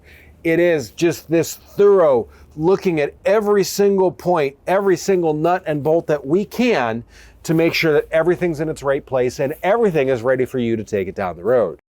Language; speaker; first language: English; native; English